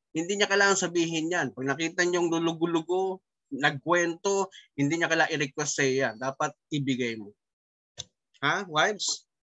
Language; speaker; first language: Filipino; native; Filipino